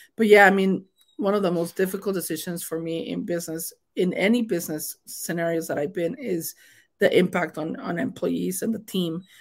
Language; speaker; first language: English; non-native, fluent; Spanish